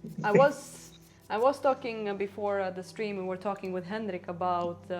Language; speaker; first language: English; non-native, fluent; Romanian